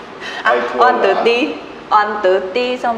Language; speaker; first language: Vietnamese; non-native, learner; Japanese